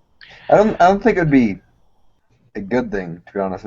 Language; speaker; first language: English; native; English